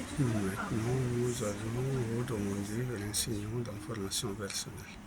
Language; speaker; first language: French; non-native, fluent; Arabic